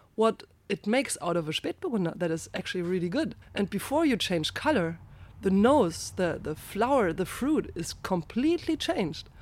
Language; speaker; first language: English; non-native, fluent; German